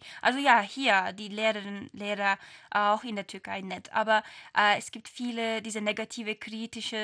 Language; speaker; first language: German; non-native, learner; Turkish